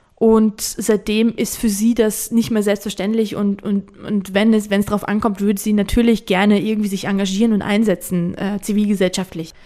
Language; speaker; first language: German; non-native, fluent; Georgian